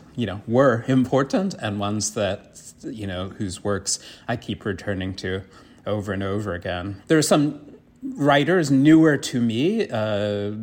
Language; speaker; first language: English; native; English